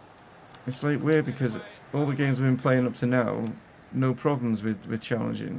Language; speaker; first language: English; native; English